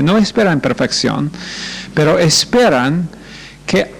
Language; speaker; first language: Spanish; non-native, fluent; English